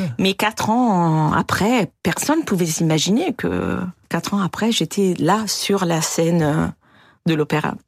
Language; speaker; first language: French; non-native, fluent; Italian